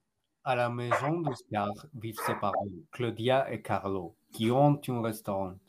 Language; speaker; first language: French; non-native, learner; Spanish